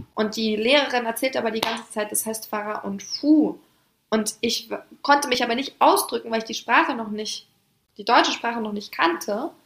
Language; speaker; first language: German; early bilingual, other home language; French